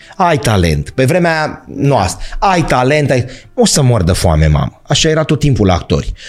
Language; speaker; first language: Romanian; native; Romanian